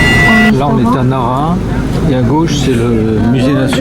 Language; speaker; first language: French; native; French